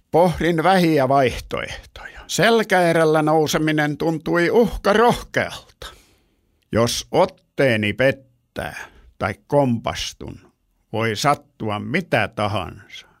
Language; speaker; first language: Finnish; native; Finnish